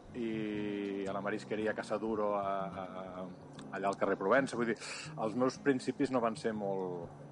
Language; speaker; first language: Catalan; native; Catalan